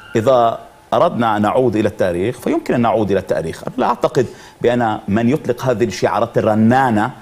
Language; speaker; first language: Arabic; non-native, fluent; Hebrew